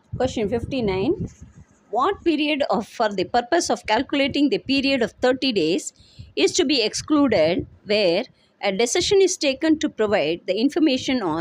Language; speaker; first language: English; non-native, local second language; Tamil